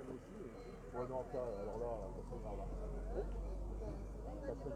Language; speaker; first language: French; native; French